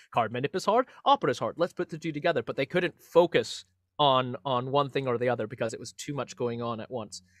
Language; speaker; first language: English; native; English